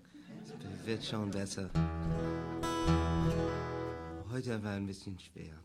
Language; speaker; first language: German; non-native, learner; English